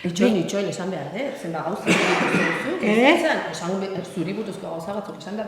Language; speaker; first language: Basque; native; Basque